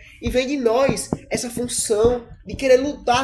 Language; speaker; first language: Portuguese; native; Portuguese